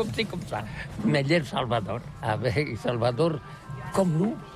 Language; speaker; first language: French; non-native, learner; Catalan